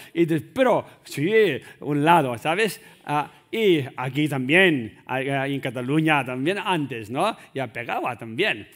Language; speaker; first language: Spanish; non-native, learner; Tibetan